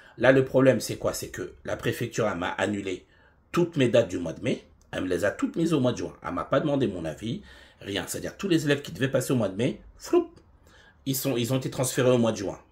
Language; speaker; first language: French; native; French